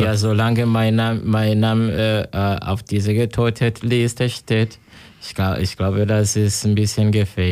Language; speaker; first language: German; non-native, learner; Kinyarwanda